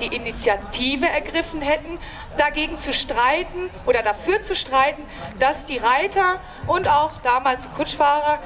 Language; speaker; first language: German; native; German